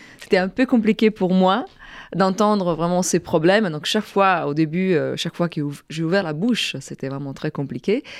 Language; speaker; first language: French; non-native, fluent; Italian